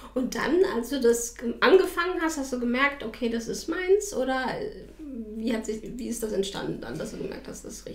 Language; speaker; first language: German; native; German